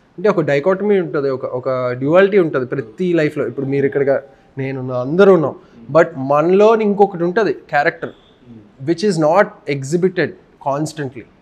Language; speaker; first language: Telugu; native; Telugu